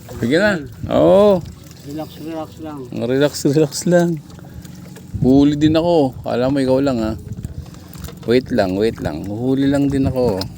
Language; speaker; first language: Filipino; native; Filipino